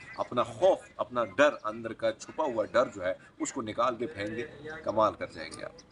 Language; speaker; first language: Urdu; non-native, local second language; Pashto